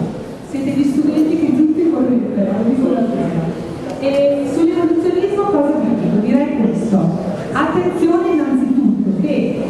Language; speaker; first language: Italian; native; Italian